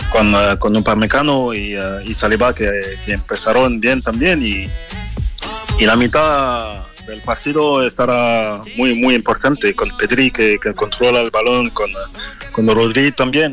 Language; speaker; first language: Spanish; non-native, fluent; French